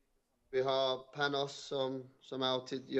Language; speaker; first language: Swedish; non-native, fluent; English